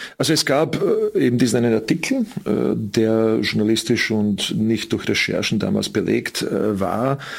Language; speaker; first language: German; non-native, fluent; Bosnian